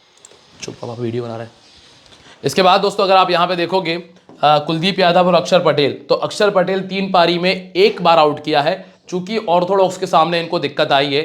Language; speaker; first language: Hindi; native; Hindi